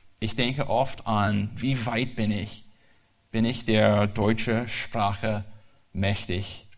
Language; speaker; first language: German; non-native, learner; English